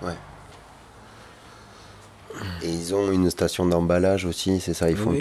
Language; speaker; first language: French; native; French